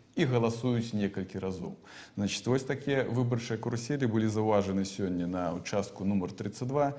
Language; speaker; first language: Belarusian; non-native, local second language; Russian